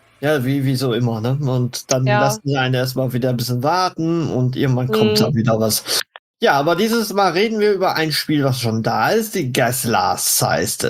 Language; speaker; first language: German; native; German